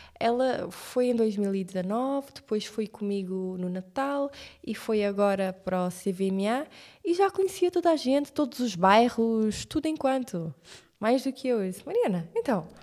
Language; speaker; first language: Portuguese; non-native, local second language; Kabuverdianu